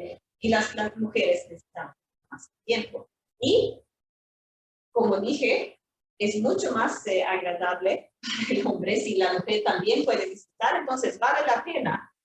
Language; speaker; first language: Spanish; non-native, fluent; Swedish